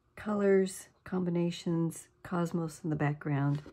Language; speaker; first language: English; native; English